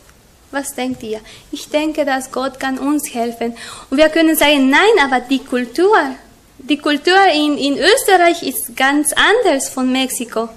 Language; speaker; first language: German; non-native, learner; Spanish